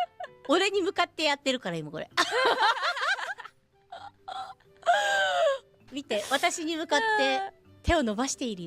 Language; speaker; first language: Japanese; native; Japanese